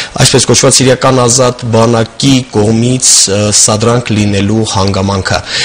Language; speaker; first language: Armenian; native; Armenian